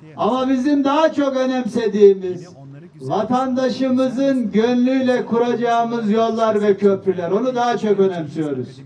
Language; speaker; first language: Turkish; native; Turkish